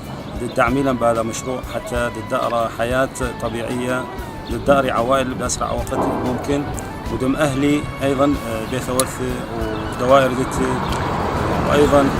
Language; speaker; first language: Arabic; non-native, local second language; Assyrian Neo-Aramaic